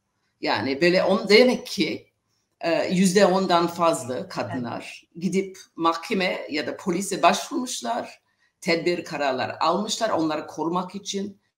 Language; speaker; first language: Turkish; non-native, fluent; English